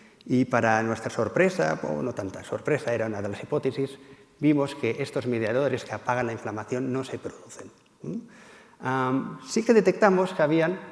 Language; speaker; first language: Spanish; native; Spanish